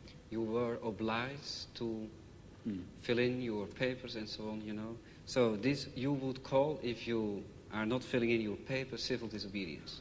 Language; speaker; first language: English; non-native, fluent; Dutch